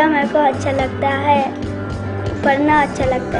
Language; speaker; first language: Hindi; early bilingual, other home language; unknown